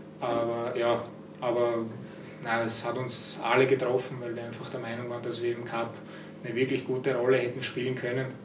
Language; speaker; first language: German; early bilingual, other home language; Croatian